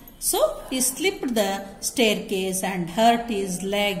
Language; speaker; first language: English; non-native, local second language; Kannada